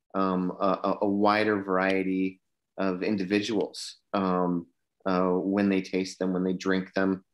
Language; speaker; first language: English; native; English